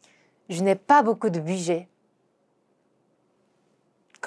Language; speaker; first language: French; non-native, fluent; Korean